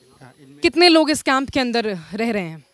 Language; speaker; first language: Hindi; native; Hindi